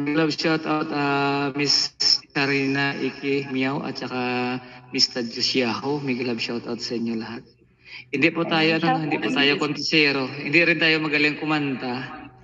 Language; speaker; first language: Filipino; non-native, local second language; Hiligaynon